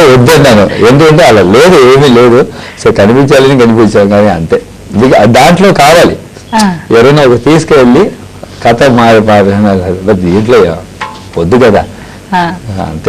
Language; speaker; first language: Telugu; non-native, learner; Tamil